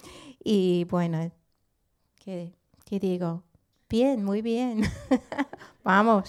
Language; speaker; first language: Spanish; non-native, learner; English